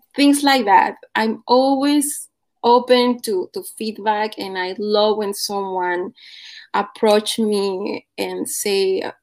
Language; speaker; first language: English; non-native, fluent; Spanish